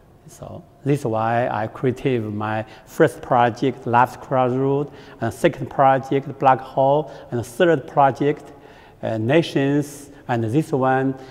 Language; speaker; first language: English; non-native, learner; Chinese